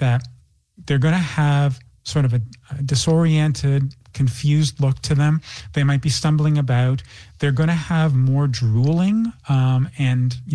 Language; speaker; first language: English; native; English